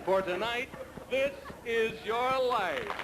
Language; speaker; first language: English; native; English